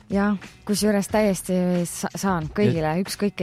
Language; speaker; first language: Estonian; native; Estonian